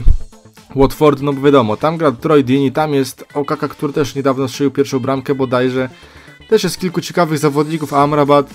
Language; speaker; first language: Polish; native; Polish